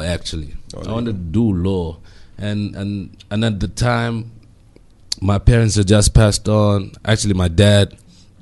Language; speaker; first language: English; non-native, local second language; Bemba